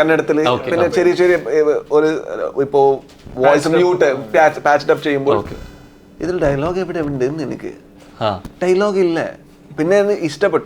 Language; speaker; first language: Malayalam; non-native, local second language; Kannada